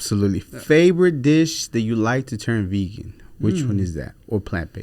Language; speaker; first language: English; early bilingual, other home language; Spanish